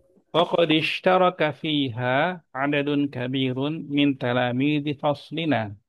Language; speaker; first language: Arabic; non-native, fluent; Indonesian